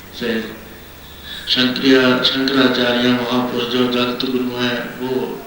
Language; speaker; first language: Hindi; non-native, local second language; Punjabi